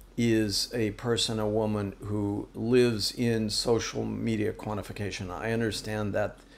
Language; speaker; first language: English; native; English